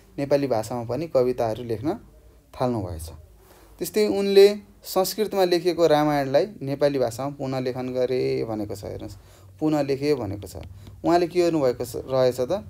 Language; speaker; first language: Nepali; native; Nepali